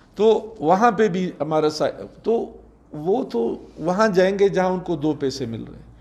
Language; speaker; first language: Urdu; non-native, local second language; Pashto